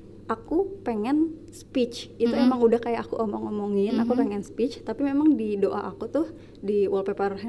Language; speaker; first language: Indonesian; native; Indonesian